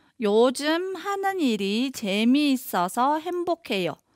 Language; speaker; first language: Korean; non-native, fluent; Mongolian